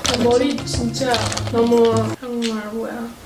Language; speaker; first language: Korean; early bilingual, heritage; English